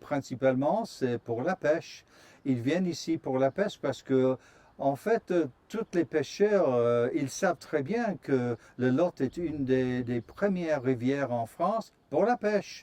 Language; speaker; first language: French; non-native, fluent; English